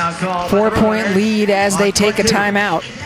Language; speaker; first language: English; native; English